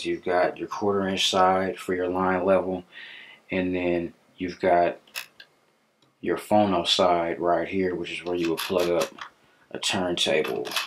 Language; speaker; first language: English; native; English